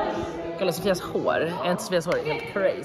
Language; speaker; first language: Swedish; native; Swedish